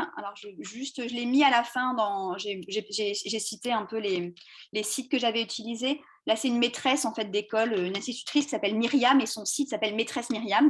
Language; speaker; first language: French; native; French